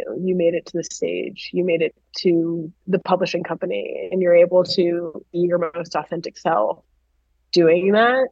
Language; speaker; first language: English; native; English